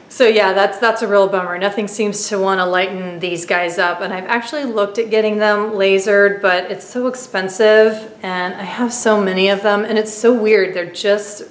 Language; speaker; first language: English; native; English